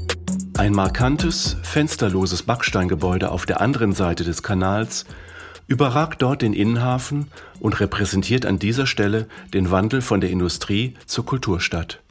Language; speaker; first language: German; native; German